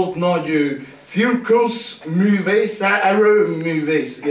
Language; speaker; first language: Hungarian; non-native, learner; English